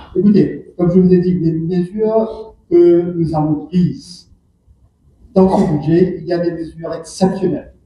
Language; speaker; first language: French; non-native, local second language; Morisyen